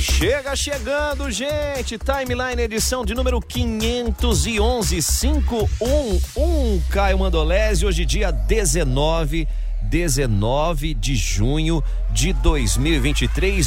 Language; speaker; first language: Portuguese; native; Portuguese